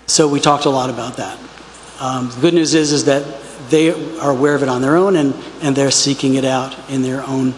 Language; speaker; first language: English; native; English